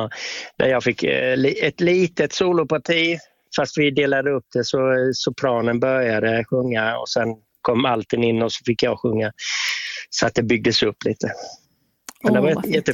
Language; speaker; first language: Swedish; native; Swedish